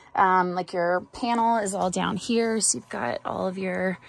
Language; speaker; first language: English; native; English